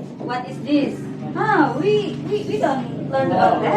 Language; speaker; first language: English; non-native, fluent; Indonesian